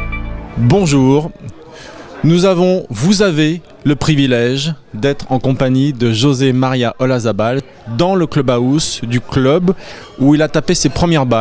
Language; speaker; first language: French; native; French